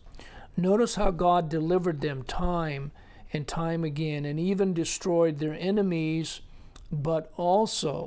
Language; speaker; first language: English; native; English